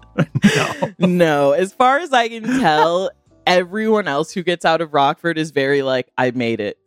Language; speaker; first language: English; native; English